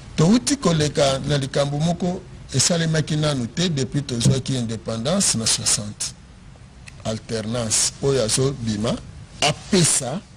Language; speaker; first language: Lingala; non-native, local second language; Kongo